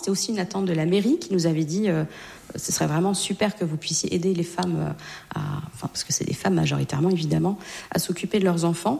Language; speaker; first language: French; native; French